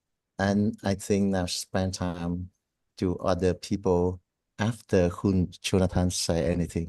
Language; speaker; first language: English; non-native, learner; Vietnamese